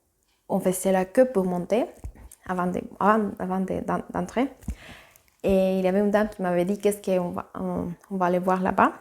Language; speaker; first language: French; non-native, fluent; Spanish